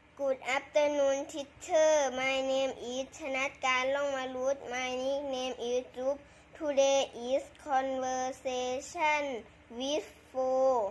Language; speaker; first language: English; non-native, learner; Thai